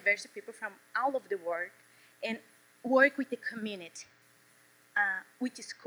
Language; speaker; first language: English; non-native, learner; Portuguese